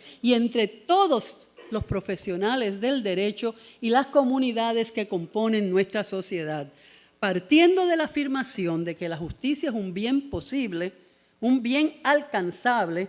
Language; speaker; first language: Spanish; native; Spanish